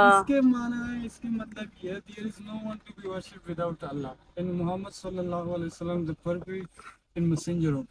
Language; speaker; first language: Hindi; non-native, fluent; Pashto